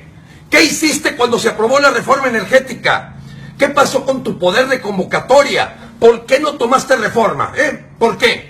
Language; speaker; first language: Spanish; native; Spanish